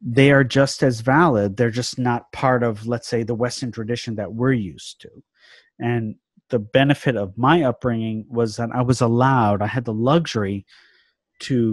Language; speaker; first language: English; native; English